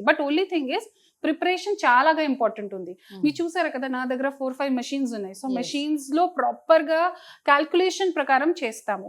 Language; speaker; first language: Telugu; non-native, fluent; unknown